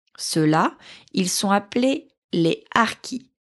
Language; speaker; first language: French; native; French